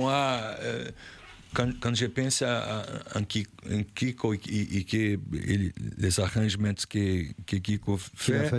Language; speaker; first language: French; non-native, learner; Portuguese